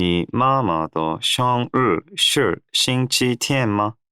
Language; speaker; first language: Chinese; non-native, learner; Korean